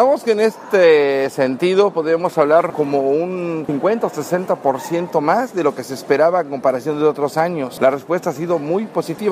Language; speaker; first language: Spanish; native; Spanish